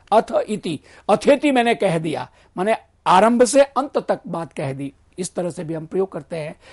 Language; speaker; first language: Hindi; non-native, local second language; Gujarati